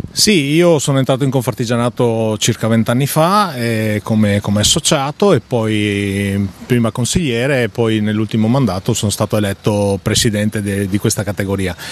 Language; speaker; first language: Italian; native; Italian